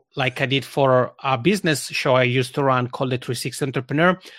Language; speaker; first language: English; non-native, fluent; Italian